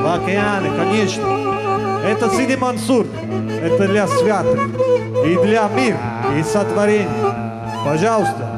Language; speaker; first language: Russian; non-native, learner; English